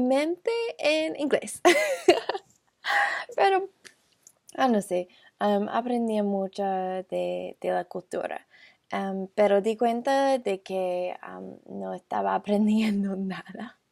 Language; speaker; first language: Spanish; non-native, learner; English